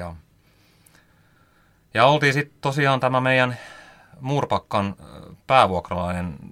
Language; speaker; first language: Finnish; native; Finnish